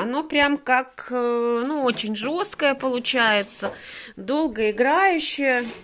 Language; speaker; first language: Russian; native; Russian